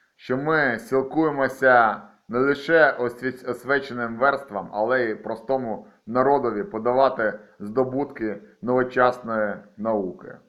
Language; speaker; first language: Ukrainian; native; Ukrainian